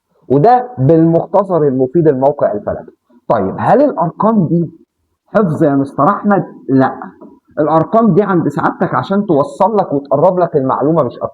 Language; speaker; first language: Arabic; native; Arabic